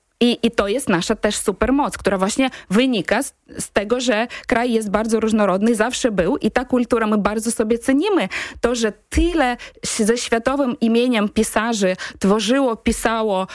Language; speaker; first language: Polish; non-native, fluent; Ukrainian